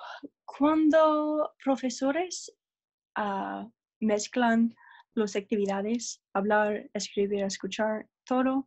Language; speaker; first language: Spanish; non-native, learner; English